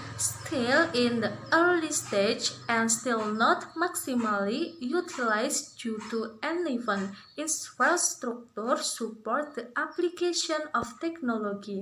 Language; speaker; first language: English; non-native, learner; Indonesian